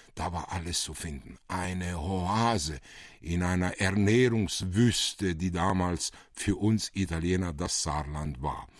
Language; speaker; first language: German; early bilingual, other home language; Italian